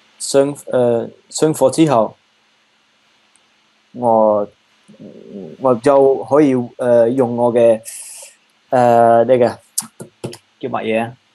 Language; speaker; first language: Cantonese; non-native, learner; Dutch